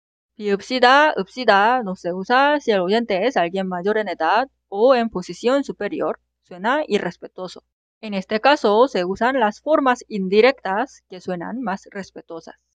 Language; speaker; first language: Spanish; non-native, fluent; Korean